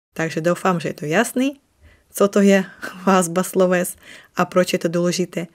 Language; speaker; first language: Czech; non-native, fluent; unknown